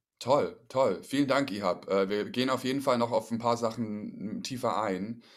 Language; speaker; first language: German; native; German